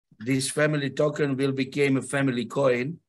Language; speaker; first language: English; non-native, fluent; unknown